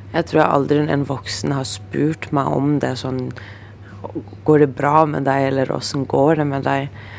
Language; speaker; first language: Norwegian; early bilingual, other home language; Portuguese